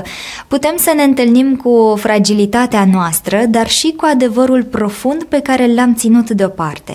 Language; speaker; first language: Romanian; native; Romanian